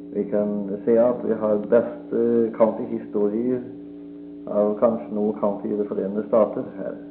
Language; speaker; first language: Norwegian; early bilingual, heritage; Norwegian